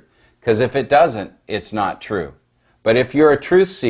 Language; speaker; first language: English; native; English